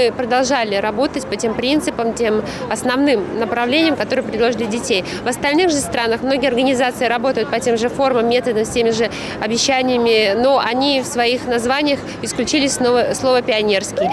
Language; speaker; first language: Russian; native; Russian